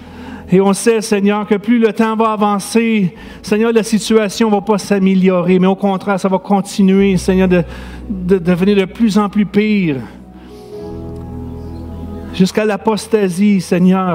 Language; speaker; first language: French; native; French